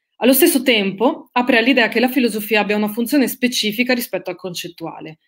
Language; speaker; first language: Italian; native; Italian